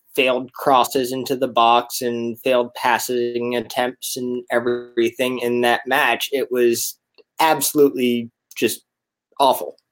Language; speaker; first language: English; native; English